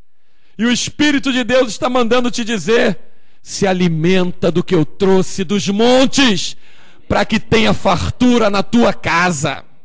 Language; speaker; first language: Portuguese; native; Portuguese